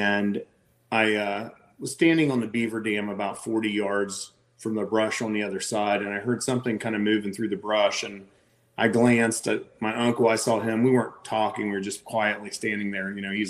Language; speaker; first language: English; native; English